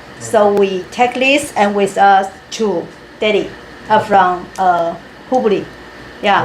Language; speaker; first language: English; non-native, learner; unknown